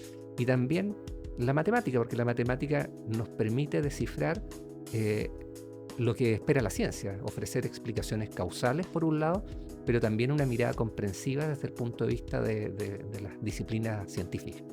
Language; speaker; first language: Spanish; native; Spanish